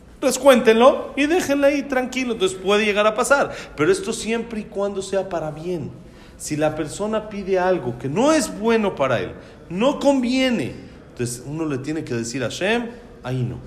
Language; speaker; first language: Spanish; native; Spanish